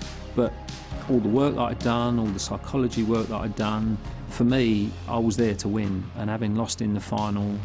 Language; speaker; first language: English; native; English